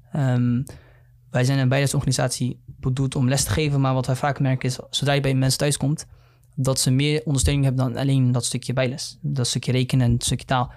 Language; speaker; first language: Dutch; early bilingual, other home language; Somali